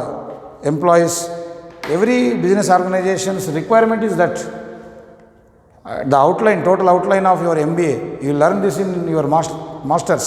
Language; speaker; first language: English; non-native, local second language; Telugu